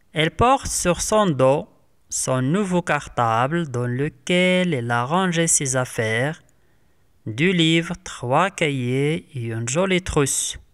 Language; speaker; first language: French; non-native, local second language; Arabic